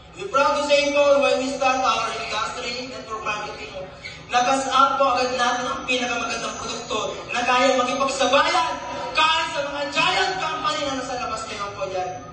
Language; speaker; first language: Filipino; non-native, local second language; Iloko